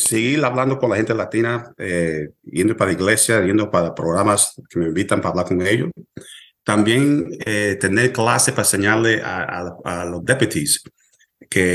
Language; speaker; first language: Spanish; early bilingual, heritage; Spanish